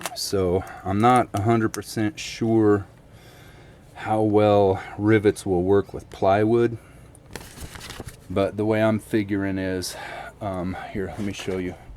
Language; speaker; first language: English; native; English